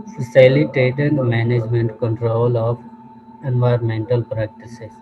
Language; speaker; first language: English; non-native, local second language; Urdu